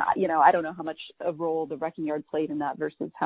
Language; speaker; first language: English; native; English